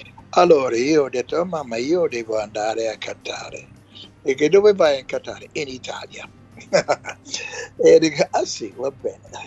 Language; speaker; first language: Italian; non-native, fluent; English